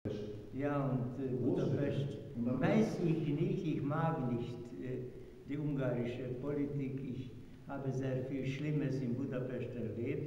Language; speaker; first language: German; non-native, fluent; Hungarian